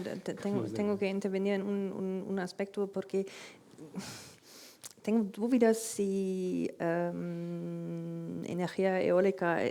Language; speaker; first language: Spanish; non-native, fluent; German